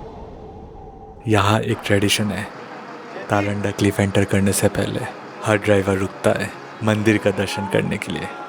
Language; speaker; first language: Hindi; non-native, local second language; Bangla